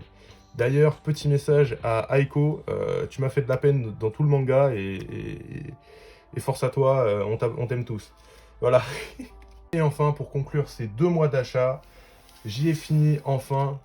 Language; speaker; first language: French; native; French